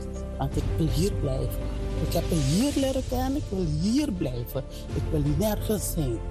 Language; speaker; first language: Dutch; non-native, learner; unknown